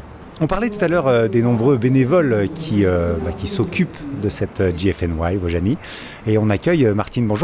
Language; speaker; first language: French; native; French